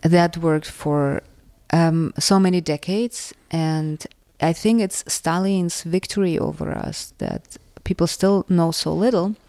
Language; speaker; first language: English; non-native, fluent; Russian